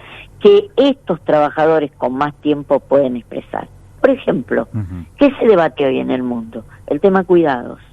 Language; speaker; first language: Spanish; native; Spanish